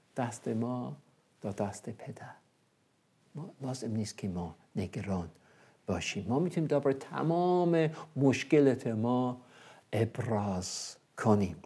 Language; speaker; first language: Persian; non-native, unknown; English